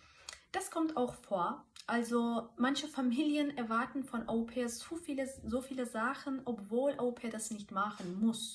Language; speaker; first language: German; non-native, fluent; Turkish